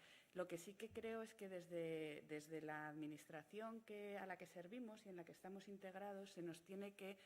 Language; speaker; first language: Spanish; native; Spanish